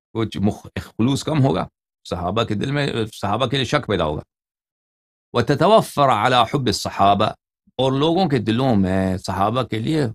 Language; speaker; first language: Urdu; non-native, fluent; Persian